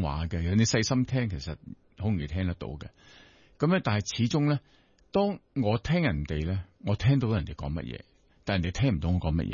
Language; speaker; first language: Cantonese; non-native, local second language; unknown